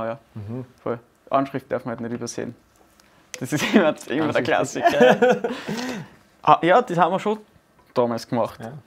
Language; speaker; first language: German; native; German